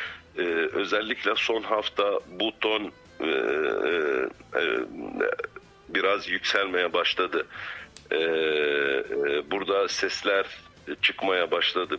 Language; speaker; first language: Turkish; non-native, fluent; Arabic